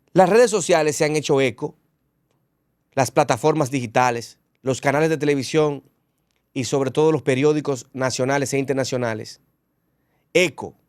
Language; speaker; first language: Spanish; native; Spanish